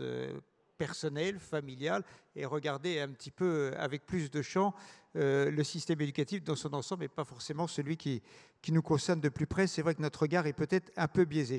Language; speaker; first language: French; native; French